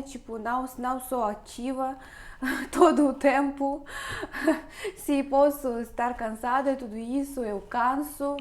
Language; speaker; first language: Portuguese; non-native, fluent; Russian